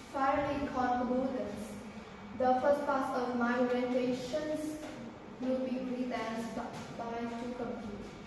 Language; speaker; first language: English; non-native, learner; Vietnamese